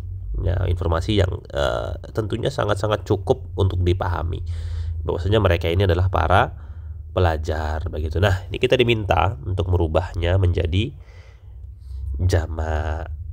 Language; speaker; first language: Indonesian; native; Indonesian